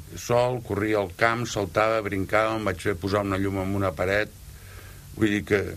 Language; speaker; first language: Catalan; native; Catalan